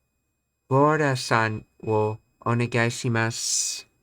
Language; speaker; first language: Japanese; non-native, learner; English